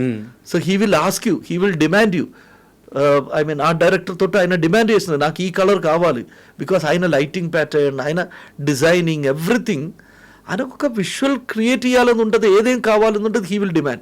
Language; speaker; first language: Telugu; non-native, fluent; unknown